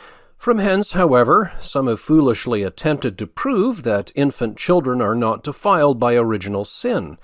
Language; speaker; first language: English; native; English